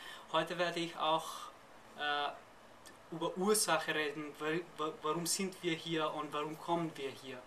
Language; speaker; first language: German; non-native, learner; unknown